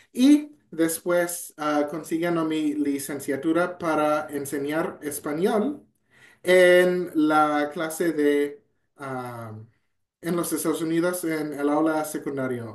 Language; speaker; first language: Spanish; non-native, fluent; English